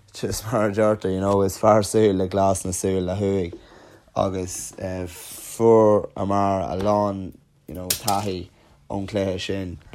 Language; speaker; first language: Irish; non-native, local second language; English